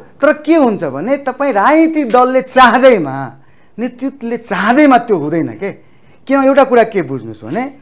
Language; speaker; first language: Nepali; non-native, local second language; Maithili